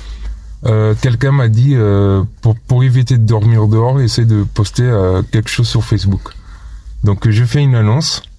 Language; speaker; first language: French; non-native, fluent; Portuguese